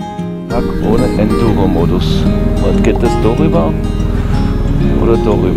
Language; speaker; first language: German; non-native, fluent; French